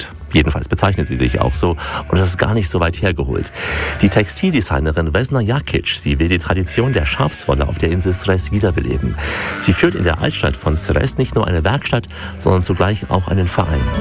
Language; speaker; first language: German; native; German